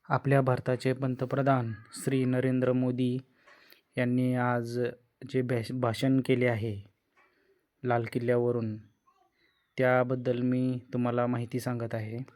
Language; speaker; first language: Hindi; non-native, local second language; Marathi